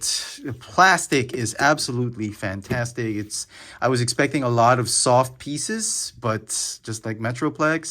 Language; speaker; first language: English; native; English